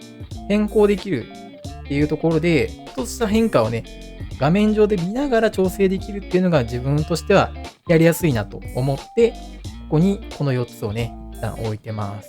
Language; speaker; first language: Japanese; native; Japanese